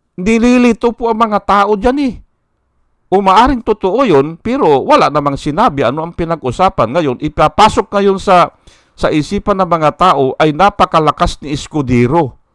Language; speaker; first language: Filipino; non-native, local second language; Iloko